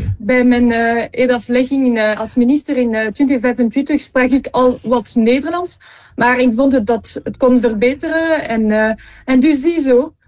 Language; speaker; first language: Dutch; non-native, local second language; French